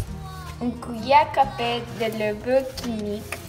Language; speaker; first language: French; non-native, learner; English